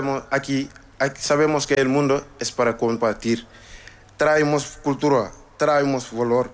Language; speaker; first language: Spanish; non-native, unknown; Wolof